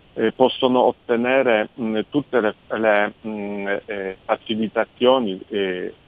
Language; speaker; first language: Italian; non-native, fluent; Polish